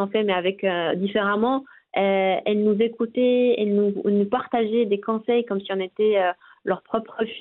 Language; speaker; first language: French; non-native, local second language; Arabic